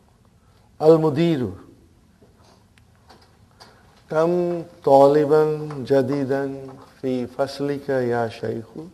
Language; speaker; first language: Arabic; non-native, fluent; English